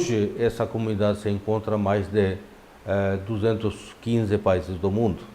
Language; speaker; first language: Portuguese; non-native, fluent; Urdu